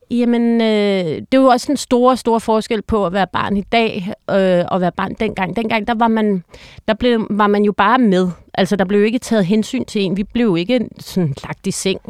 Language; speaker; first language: Danish; native; Danish